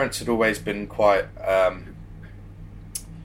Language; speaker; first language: English; native; English